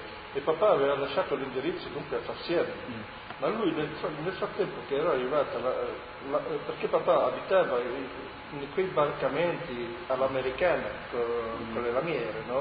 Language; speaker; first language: Italian; early bilingual, heritage; Italian